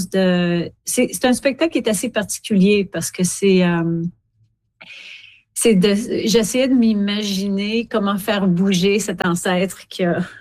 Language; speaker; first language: French; native; French